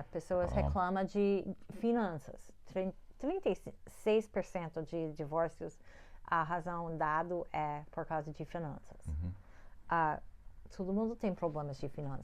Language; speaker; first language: Portuguese; non-native, fluent; English